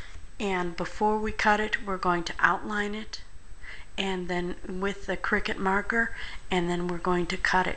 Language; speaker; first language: English; native; English